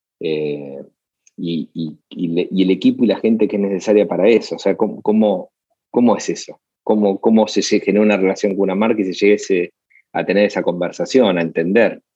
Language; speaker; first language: Spanish; native; Spanish